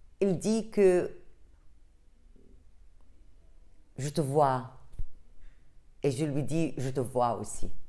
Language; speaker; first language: French; non-native, learner; Arabic